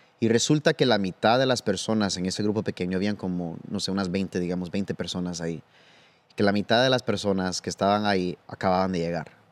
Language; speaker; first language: Spanish; early bilingual, heritage; Spanish